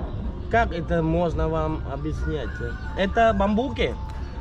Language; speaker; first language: Russian; non-native, fluent; Khmer